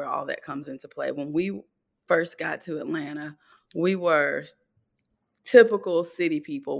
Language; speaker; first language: English; native; English